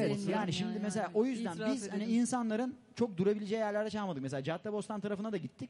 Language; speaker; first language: Turkish; native; Turkish